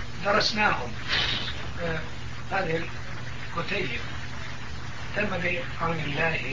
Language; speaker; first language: Arabic; non-native, fluent; Turkish